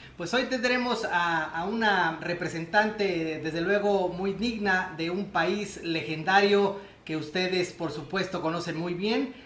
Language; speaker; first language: Spanish; native; Spanish